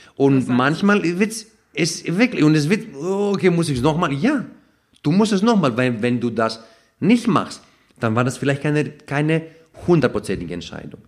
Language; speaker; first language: German; non-native, fluent; Greek